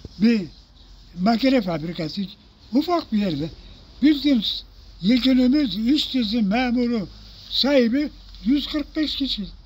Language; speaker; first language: Turkish; non-native, local second language; Zaza